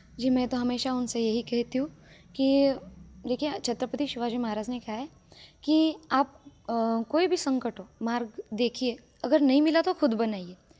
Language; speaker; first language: Hindi; non-native, local second language; Marathi